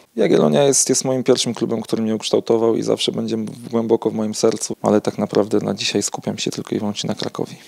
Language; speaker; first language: Polish; native; Polish